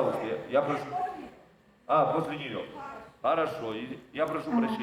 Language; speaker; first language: Russian; native; Russian